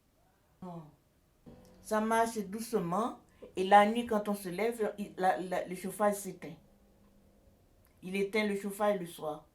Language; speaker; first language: French; non-native, learner; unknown